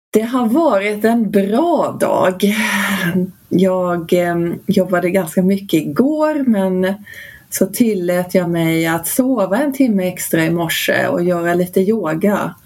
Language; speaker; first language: Swedish; early bilingual, heritage; Swedish